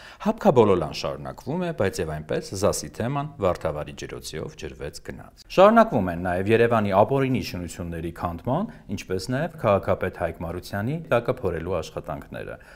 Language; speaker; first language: Armenian; native; Armenian